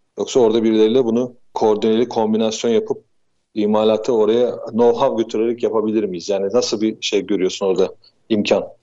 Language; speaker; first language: Turkish; native; Turkish